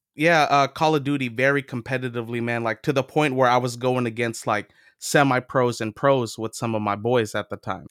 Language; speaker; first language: English; native; English